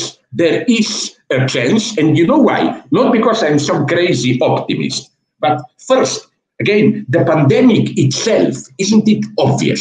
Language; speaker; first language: English; non-native, fluent; Slovenian